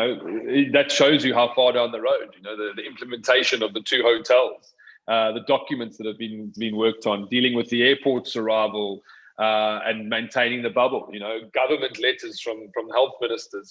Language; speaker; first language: English; native; English